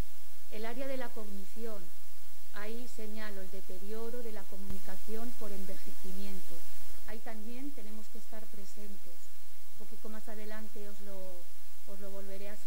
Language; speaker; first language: Spanish; native; Spanish